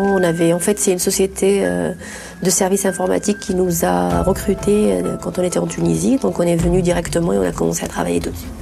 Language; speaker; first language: French; non-native, local second language; Arabic